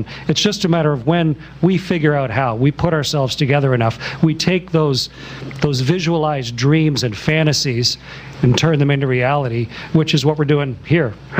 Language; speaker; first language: English; native; English